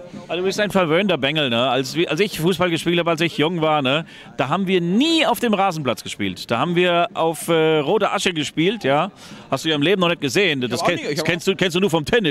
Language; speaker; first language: German; native; German